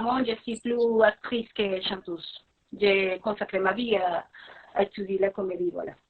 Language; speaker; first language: French; non-native, fluent; Spanish